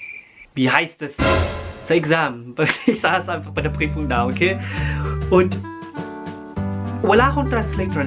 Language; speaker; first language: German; early bilingual, other home language; Filipino